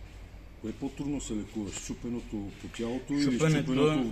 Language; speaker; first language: Bulgarian; native; Bulgarian